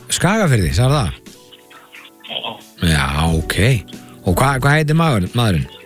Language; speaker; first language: Icelandic; native; Icelandic